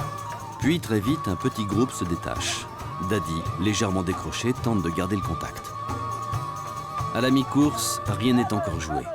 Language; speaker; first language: French; native; French